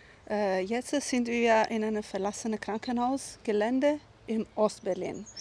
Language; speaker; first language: German; non-native, fluent; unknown